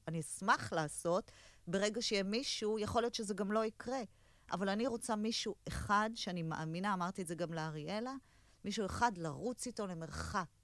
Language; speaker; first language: Hebrew; native; Hebrew